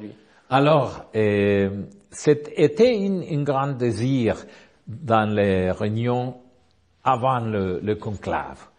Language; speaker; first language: French; non-native, learner; Spanish